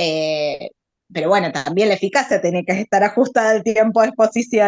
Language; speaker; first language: Spanish; native; Spanish